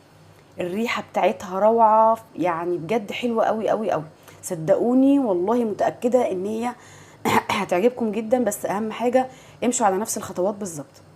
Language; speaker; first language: Arabic; native; Arabic